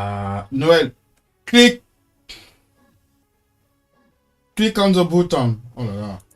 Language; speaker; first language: English; non-native, learner; French